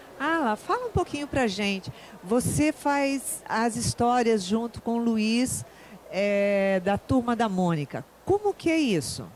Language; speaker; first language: Portuguese; native; Portuguese